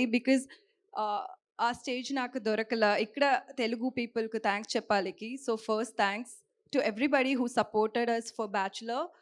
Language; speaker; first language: Telugu; non-native, learner; Tamil